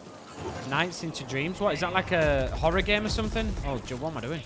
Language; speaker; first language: English; native; English